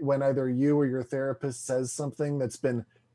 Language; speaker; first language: English; native; English